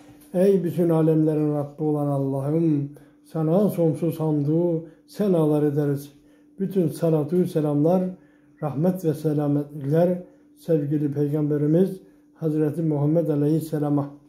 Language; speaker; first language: Turkish; native; Turkish